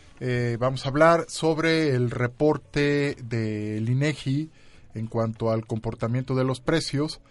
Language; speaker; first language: Spanish; native; Spanish